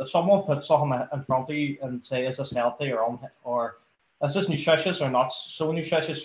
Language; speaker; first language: English; native; English